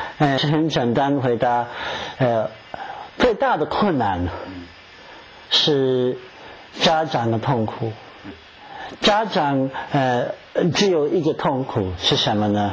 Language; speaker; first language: Chinese; non-native, fluent; English